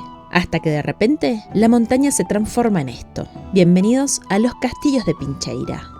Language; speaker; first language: Spanish; native; Spanish